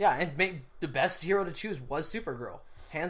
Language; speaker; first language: English; native; English